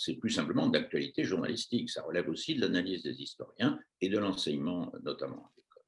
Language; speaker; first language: French; native; French